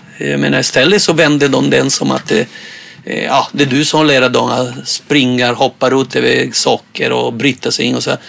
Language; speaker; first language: Swedish; non-native, fluent; Spanish